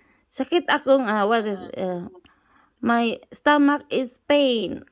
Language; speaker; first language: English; non-native, local second language; Cebuano